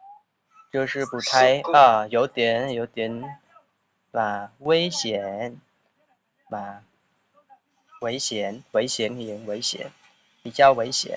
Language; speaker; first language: Chinese; non-native, fluent; Khmer